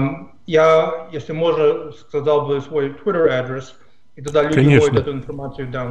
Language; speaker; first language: Russian; non-native, fluent; English